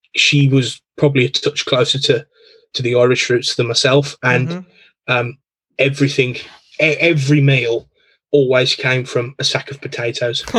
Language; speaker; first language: English; native; English